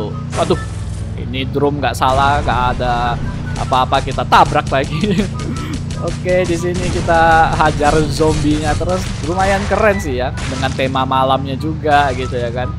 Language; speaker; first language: Indonesian; native; Indonesian